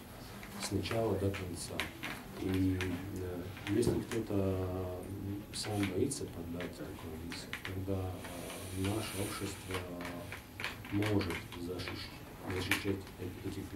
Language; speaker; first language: Russian; non-native, local second language; Latvian